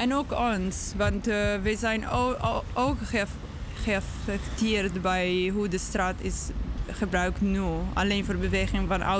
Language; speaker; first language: Dutch; non-native, learner; English